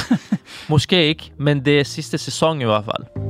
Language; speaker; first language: Danish; non-native, fluent; Persian